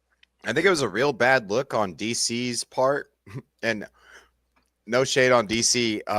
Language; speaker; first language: English; native; English